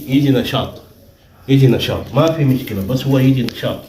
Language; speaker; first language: Arabic; non-native, learner; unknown